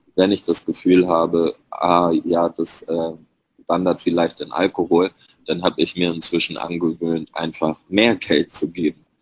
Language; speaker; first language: German; native; German